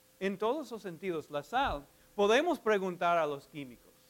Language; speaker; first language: Spanish; non-native, fluent; English